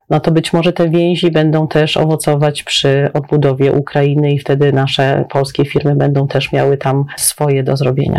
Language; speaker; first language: Polish; native; Polish